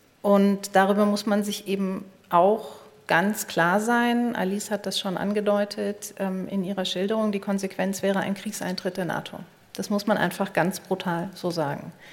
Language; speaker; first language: German; native; German